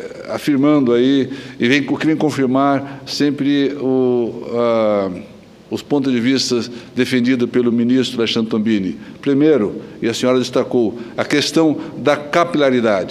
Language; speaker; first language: Portuguese; native; Portuguese